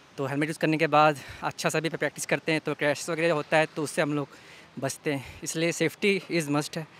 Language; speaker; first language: Hindi; native; Hindi